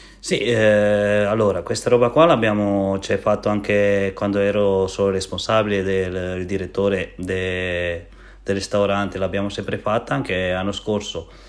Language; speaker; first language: Italian; non-native, fluent; Romanian